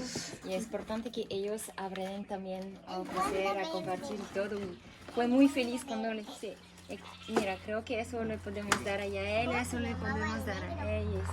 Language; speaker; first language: Spanish; non-native, learner; French